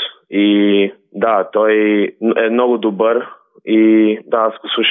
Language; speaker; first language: Bulgarian; early bilingual, heritage; Bulgarian